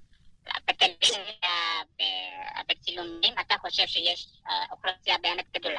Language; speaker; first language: Hebrew; non-native, fluent; Persian